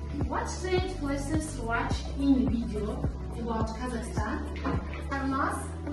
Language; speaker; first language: English; non-native, learner; Kazakh